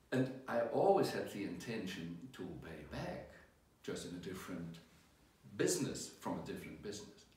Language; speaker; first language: English; non-native, fluent; German